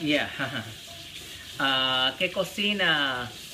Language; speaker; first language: Spanish; early bilingual, other home language; English